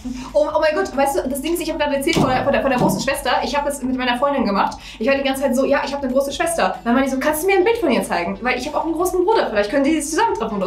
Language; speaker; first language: German; native; German